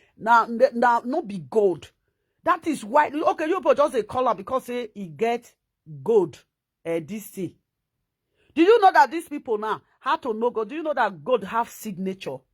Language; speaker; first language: Nigerian Pidgin; non-native, local second language; Bini